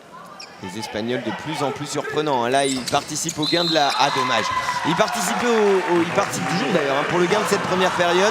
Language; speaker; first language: French; native; French